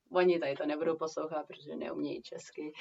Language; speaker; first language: Czech; early bilingual, heritage; Czech